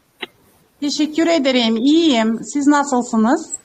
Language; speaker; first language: Turkish; non-native, learner; Uzbek